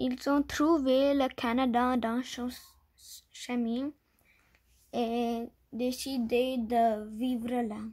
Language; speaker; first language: French; non-native, learner; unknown